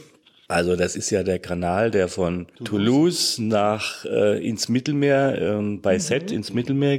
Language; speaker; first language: German; native; German